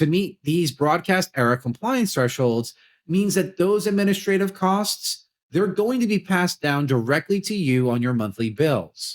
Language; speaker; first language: English; native; English